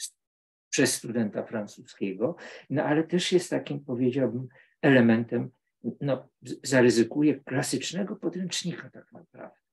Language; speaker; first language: Polish; native; Polish